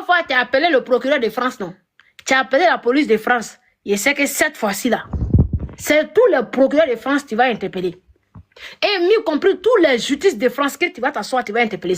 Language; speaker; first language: French; non-native, local second language; Dyula